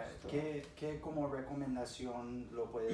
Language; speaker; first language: Spanish; early bilingual, other home language; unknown